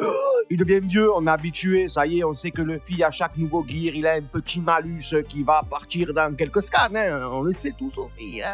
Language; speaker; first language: French; native; French